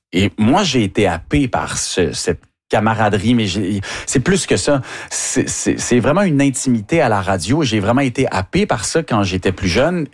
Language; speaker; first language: French; native; French